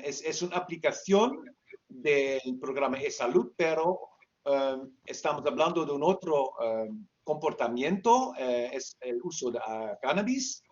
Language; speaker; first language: Spanish; non-native, learner; Dutch